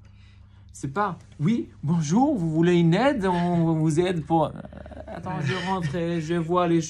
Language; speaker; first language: French; non-native, fluent; Hebrew